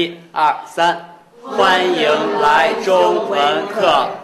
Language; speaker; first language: Chinese; non-native, learner; English